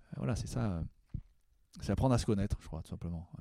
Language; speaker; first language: French; native; French